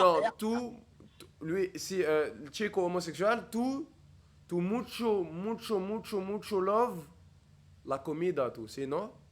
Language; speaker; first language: Spanish; non-native, learner; French